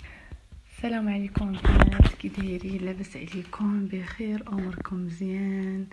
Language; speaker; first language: Arabic; native; Arabic